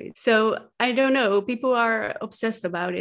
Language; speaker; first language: English; non-native, fluent; Dutch